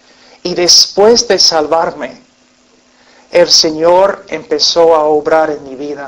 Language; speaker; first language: Spanish; non-native, fluent; English